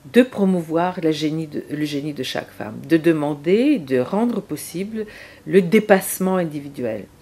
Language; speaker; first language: French; non-native, fluent; Bulgarian